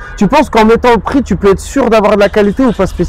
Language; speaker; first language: French; native; French